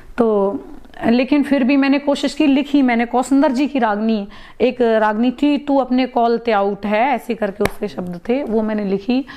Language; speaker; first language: Hindi; native; Hindi